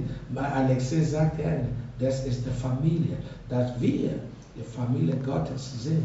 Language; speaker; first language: German; non-native, fluent; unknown